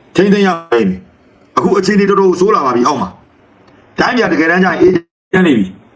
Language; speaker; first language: Burmese; native; Burmese